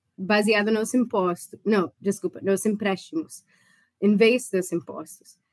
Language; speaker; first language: Portuguese; non-native, fluent; English